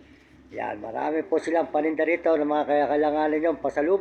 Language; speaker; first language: Filipino; native; Filipino